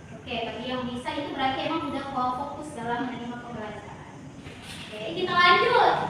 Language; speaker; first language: Indonesian; native; Indonesian